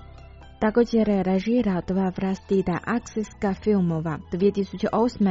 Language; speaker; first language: Croatian; non-native, fluent; Chinese